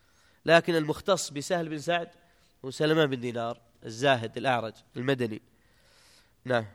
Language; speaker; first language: Arabic; native; Arabic